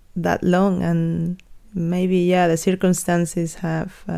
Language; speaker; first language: English; non-native, fluent; Spanish